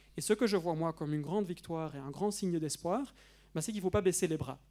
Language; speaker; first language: French; native; French